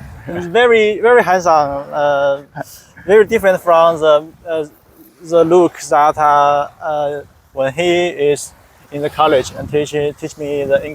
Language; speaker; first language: English; non-native, fluent; Chinese